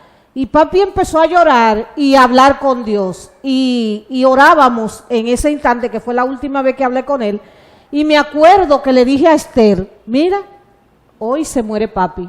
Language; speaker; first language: Spanish; native; Spanish